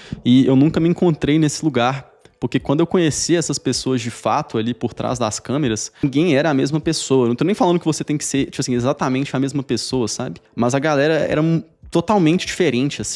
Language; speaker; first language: Portuguese; native; Portuguese